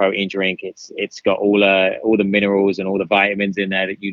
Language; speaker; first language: English; native; English